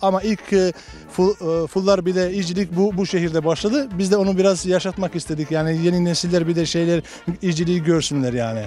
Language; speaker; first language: Turkish; non-native, fluent; Bosnian